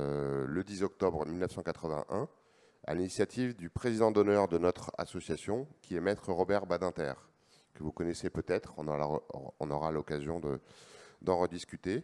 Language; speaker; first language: French; native; French